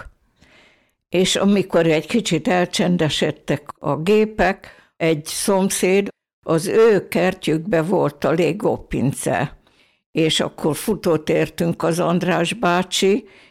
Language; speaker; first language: Hungarian; native; Hungarian